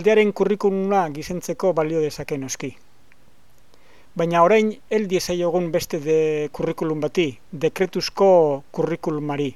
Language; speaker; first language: Basque; native; Basque